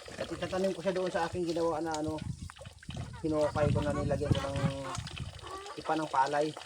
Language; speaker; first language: Filipino; non-native, local second language; Cebuano